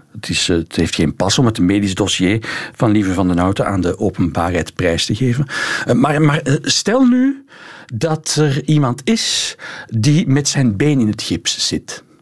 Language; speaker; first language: Dutch; native; Dutch